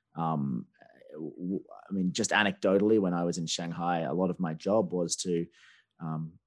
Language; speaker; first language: English; native; English